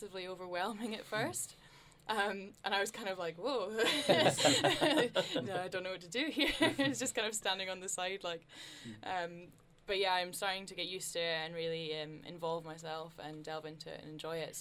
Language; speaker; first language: English; native; English